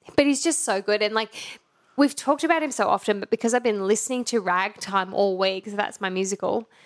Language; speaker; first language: English; native; English